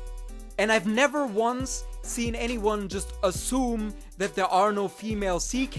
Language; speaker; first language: English; native; English